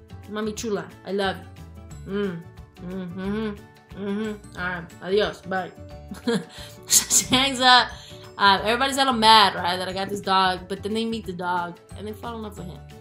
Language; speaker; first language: English; early bilingual, other home language; Spanish